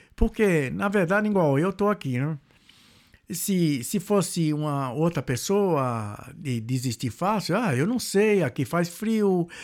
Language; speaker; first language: Portuguese; native; Portuguese